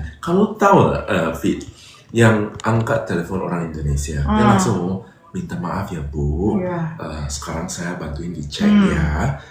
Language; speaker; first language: Indonesian; non-native, fluent; English